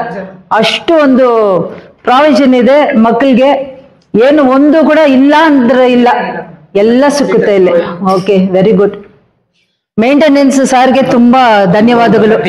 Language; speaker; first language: Kannada; non-native, local second language; Tamil